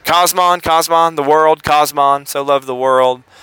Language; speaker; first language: English; native; English